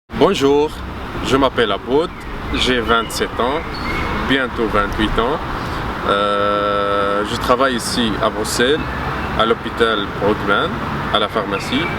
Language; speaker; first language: French; non-native, fluent; Arabic